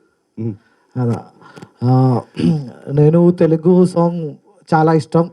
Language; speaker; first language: Telugu; non-native, learner; Malayalam